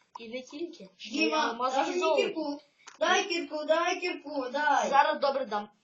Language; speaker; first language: Ukrainian; native; Ukrainian